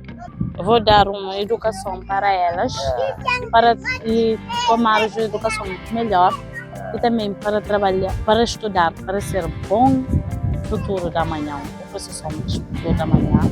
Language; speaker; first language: Portuguese; non-native, local second language; Kabuverdianu